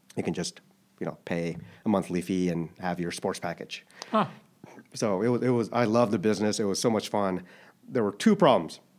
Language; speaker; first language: English; early bilingual, other home language; Korean